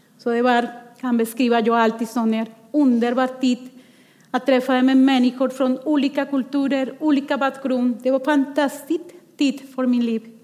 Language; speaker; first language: Swedish; non-native, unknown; Spanish